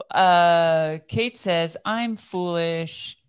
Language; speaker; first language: English; early bilingual, other home language; Persian